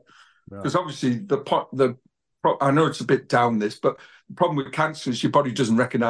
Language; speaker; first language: English; native; English